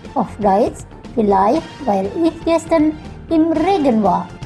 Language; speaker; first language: German; non-native, fluent; Indonesian